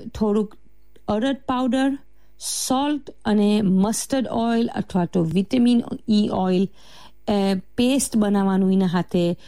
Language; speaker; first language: Gujarati; early bilingual, heritage; Gujarati